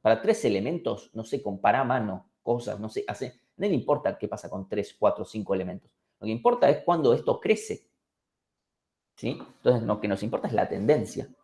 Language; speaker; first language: Spanish; native; Spanish